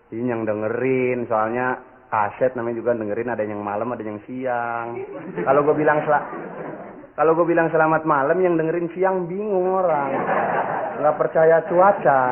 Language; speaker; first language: Indonesian; native; Indonesian